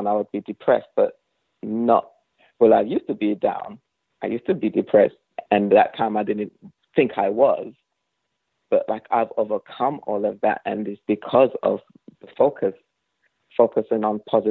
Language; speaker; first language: English; native; English